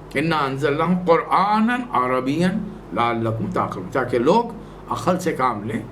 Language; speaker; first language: Urdu; native; Urdu